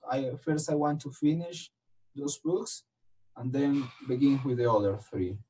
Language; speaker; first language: English; non-native, learner; Spanish